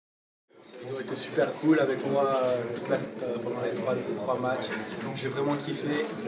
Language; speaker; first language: French; early bilingual, heritage; French